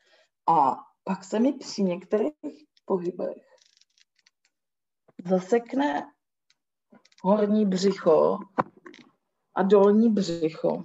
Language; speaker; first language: Czech; native; Czech